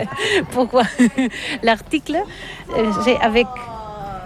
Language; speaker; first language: French; non-native, learner; Catalan